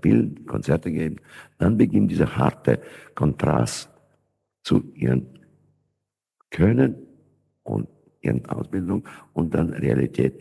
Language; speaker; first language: German; non-native, fluent; Russian